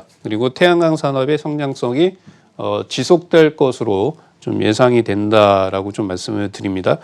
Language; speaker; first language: Korean; native; Korean